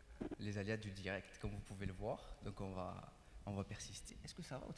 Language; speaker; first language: French; native; French